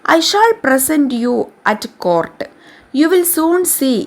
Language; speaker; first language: English; non-native, local second language; Malayalam